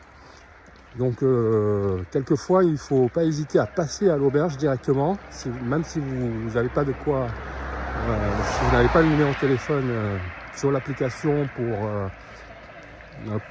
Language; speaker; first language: French; native; French